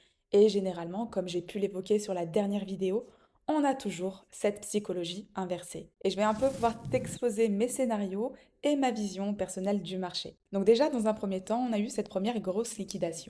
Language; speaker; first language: French; native; French